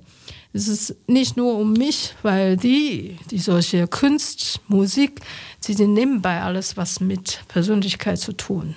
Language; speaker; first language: German; non-native, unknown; Chinese